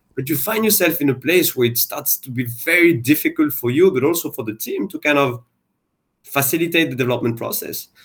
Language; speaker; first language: English; non-native, fluent; French